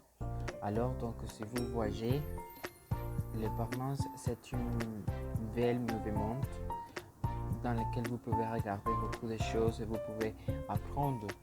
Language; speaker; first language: French; non-native, learner; Spanish